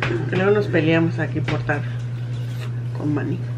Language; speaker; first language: Spanish; early bilingual, heritage; Spanish